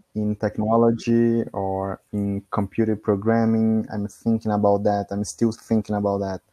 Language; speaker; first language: English; non-native, fluent; Portuguese